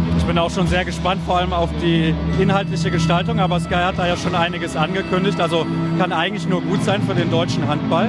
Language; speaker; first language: German; native; German